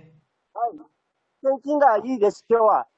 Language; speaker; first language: Japanese; non-native, fluent; Malagasy